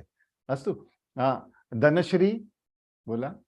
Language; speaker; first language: Hindi; native; Hindi